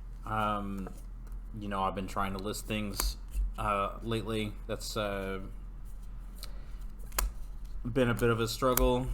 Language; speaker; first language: English; native; English